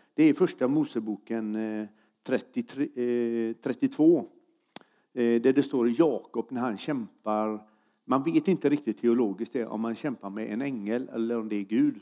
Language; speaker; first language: Swedish; native; Swedish